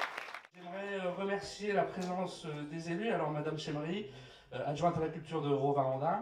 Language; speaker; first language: French; native; French